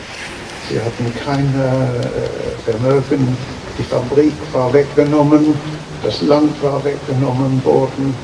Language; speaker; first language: German; early bilingual, heritage; German